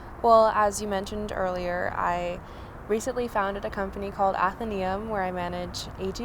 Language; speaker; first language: English; native; English